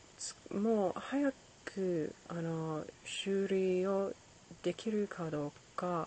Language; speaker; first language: Japanese; non-native, learner; English